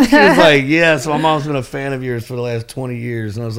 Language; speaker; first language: English; native; English